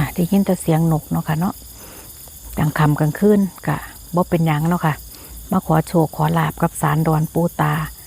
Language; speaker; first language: Thai; native; Thai